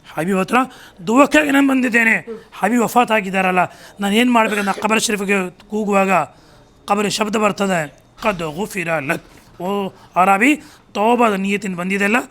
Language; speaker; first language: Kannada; non-native, local second language; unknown